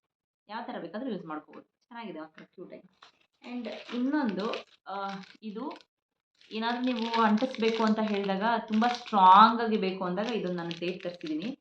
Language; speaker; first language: Kannada; native; Kannada